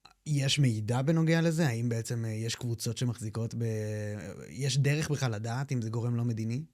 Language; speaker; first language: Hebrew; native; Hebrew